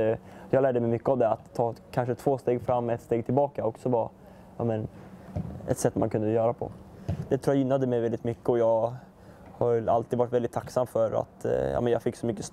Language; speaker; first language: Swedish; native; Swedish